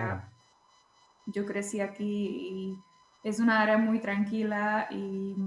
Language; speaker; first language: Spanish; non-native, fluent; Czech